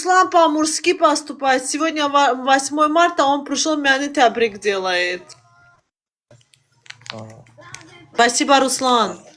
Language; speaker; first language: Russian; non-native, local second language; Azerbaijani